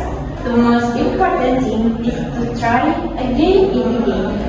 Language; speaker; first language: English; non-native, learner; Indonesian